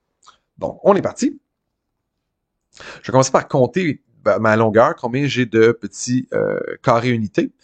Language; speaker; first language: French; native; French